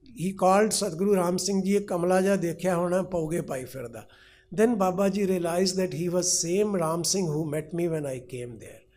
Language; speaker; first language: English; non-native, local second language; Punjabi